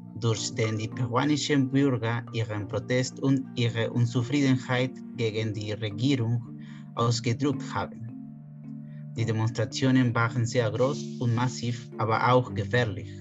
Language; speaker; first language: German; non-native, fluent; Spanish